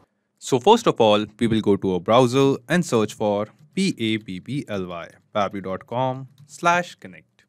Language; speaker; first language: English; non-native, local second language; Hindi